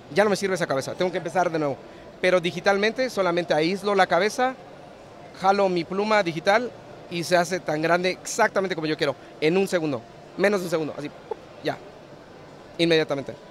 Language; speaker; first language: Spanish; early bilingual, heritage; Spanish